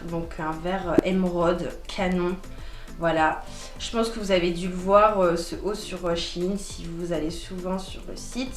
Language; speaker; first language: French; native; French